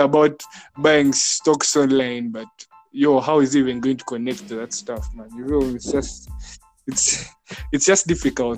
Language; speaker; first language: English; non-native, local second language; Ganda